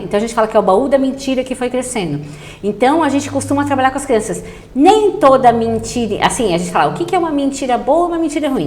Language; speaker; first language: Portuguese; native; Portuguese